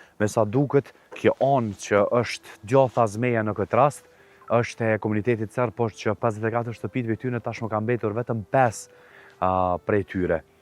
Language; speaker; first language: Albanian; native; Albanian